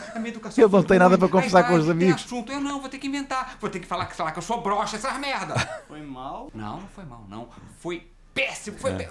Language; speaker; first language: Portuguese; native; Portuguese